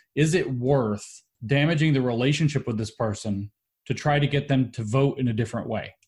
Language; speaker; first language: English; native; English